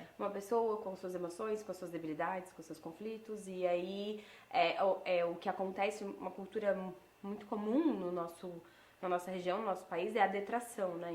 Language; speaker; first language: Portuguese; native; Portuguese